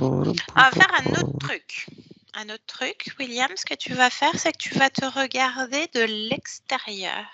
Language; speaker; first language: French; native; French